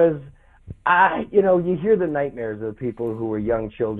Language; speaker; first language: English; native; English